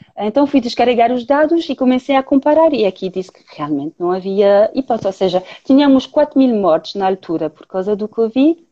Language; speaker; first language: Portuguese; non-native, fluent; French